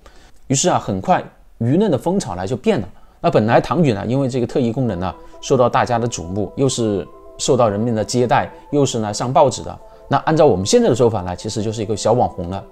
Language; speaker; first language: Chinese; native; Chinese